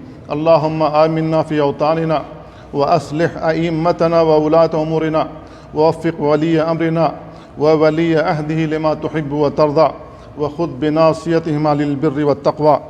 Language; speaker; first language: Arabic; non-native, fluent; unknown